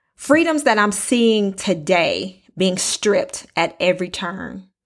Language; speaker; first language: English; native; English